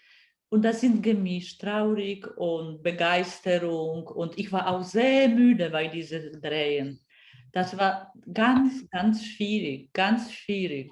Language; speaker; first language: German; non-native, fluent; Polish